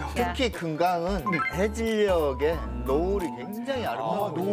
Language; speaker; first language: Korean; native; Korean